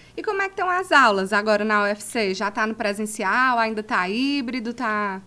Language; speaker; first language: Portuguese; native; Portuguese